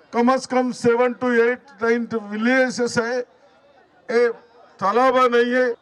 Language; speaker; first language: Hindi; non-native, local second language; Telugu